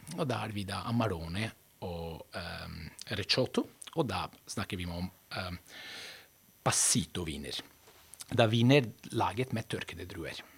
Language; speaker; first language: Norwegian; non-native, fluent; Italian